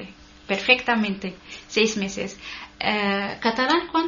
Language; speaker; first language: Spanish; non-native, learner; Arabic